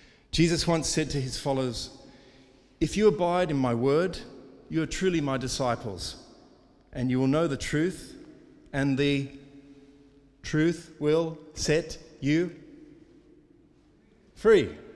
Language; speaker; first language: English; native; English